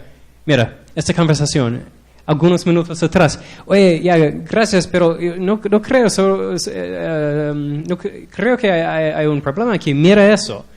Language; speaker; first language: Spanish; non-native, learner; English